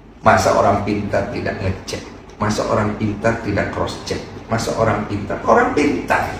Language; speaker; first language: Indonesian; native; Indonesian